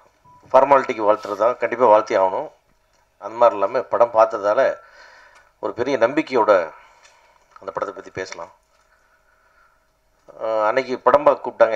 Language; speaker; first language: Tamil; native; Tamil